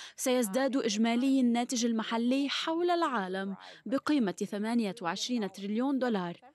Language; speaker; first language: Arabic; early bilingual, other home language; Persian